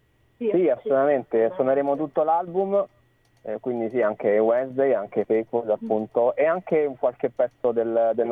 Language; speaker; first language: Italian; native; Italian